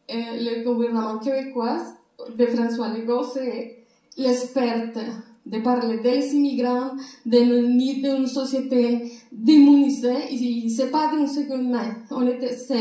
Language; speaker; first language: French; non-native, learner; Spanish